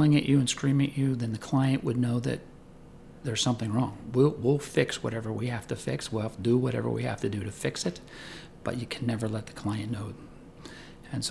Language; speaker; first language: English; native; English